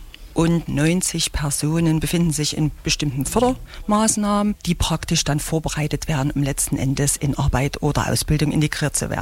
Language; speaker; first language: German; native; German